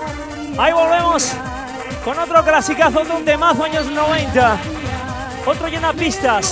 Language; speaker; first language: Spanish; native; Spanish